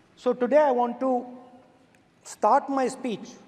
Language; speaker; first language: English; non-native, local second language; Hindi